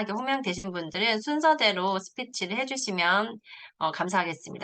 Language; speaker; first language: Korean; native; Korean